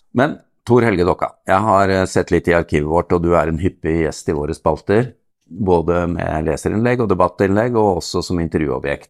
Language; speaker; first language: Norwegian; native; Norwegian